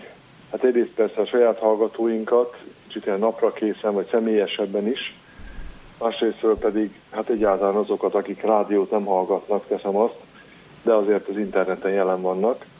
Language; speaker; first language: Hungarian; native; Hungarian